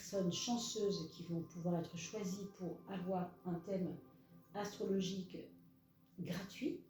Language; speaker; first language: French; native; French